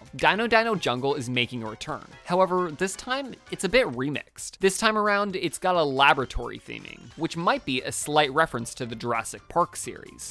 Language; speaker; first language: English; native; English